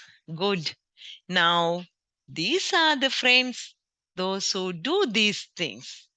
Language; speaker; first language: English; non-native, local second language; Sinhala